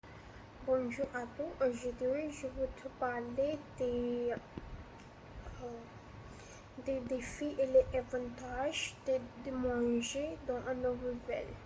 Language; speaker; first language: French; non-native, learner; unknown